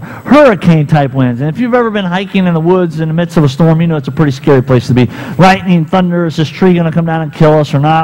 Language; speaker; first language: English; native; English